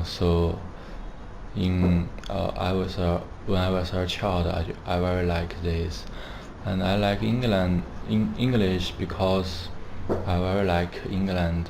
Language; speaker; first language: English; non-native, learner; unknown